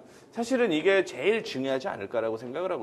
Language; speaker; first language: Korean; native; Korean